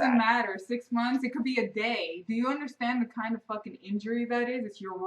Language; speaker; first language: English; native; English